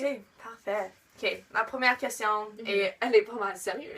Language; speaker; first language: French; non-native, learner; English